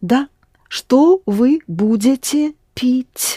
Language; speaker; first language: Russian; non-native, fluent; English